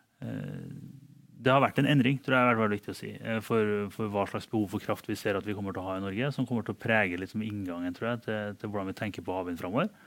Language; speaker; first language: Norwegian; native; Norwegian